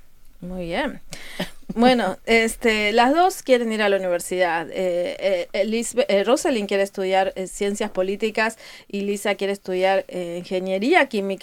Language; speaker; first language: Spanish; native; Spanish